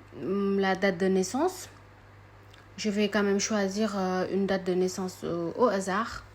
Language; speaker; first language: French; non-native, local second language; Wolof